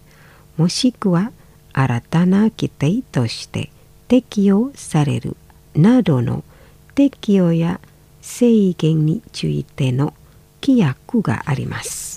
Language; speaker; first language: Japanese; non-native, fluent; Indonesian